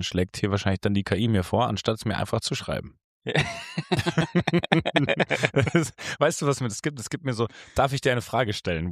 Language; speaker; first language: German; native; German